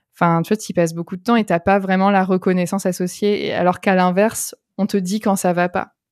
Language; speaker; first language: French; native; French